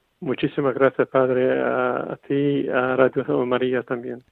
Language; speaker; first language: Spanish; non-native, fluent; Arabic